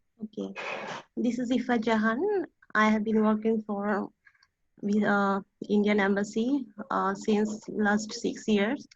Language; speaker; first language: English; non-native, learner; Bangla